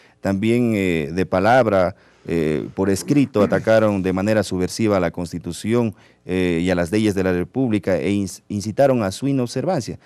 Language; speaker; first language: Spanish; native; Spanish